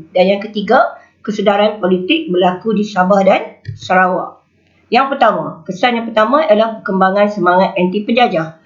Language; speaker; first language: Malay; native; Malay